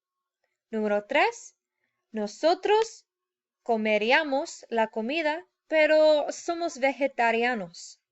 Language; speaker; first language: Spanish; non-native, fluent; English